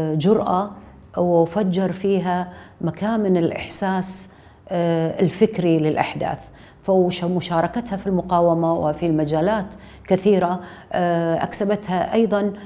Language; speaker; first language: Arabic; native; Arabic